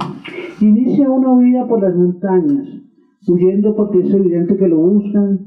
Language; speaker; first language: Spanish; native; Spanish